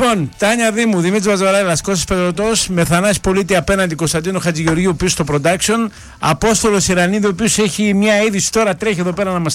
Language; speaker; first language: Greek; native; Greek